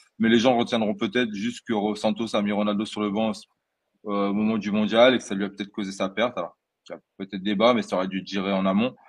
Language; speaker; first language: French; early bilingual, other home language; Portuguese